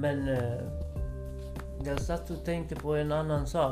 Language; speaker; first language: Swedish; non-native, fluent; Kurdish